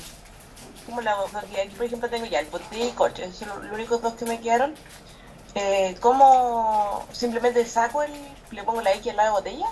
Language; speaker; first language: Spanish; native; Spanish